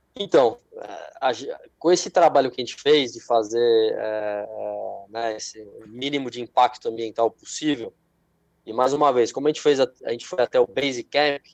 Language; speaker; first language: Portuguese; native; Portuguese